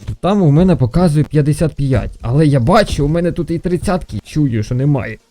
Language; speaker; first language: Ukrainian; non-native, local second language; Russian